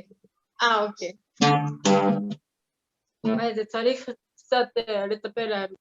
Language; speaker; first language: Hebrew; non-native, learner; Japanese